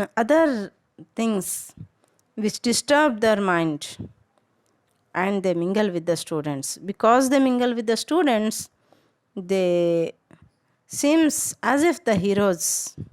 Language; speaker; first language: English; non-native, local second language; Kannada